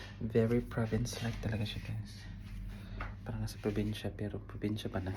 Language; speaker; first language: Filipino; native; Filipino